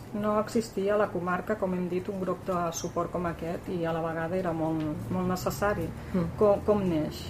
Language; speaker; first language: Catalan; native; Catalan